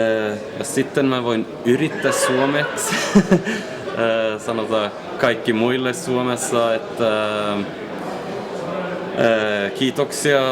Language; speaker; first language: Finnish; non-native, local second language; Swedish